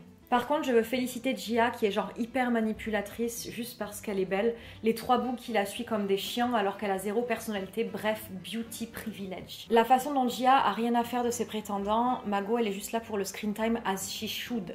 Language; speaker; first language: French; native; French